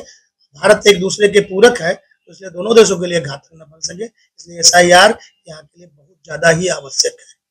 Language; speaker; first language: Hindi; native; Hindi